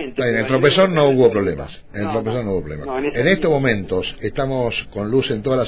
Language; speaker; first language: Spanish; native; Spanish